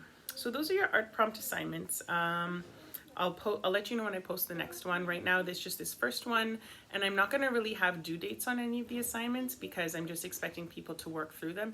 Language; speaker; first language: English; native; English